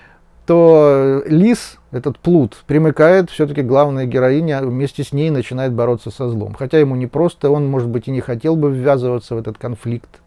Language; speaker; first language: Russian; native; Russian